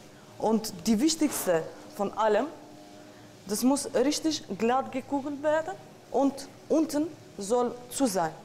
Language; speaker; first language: German; non-native, learner; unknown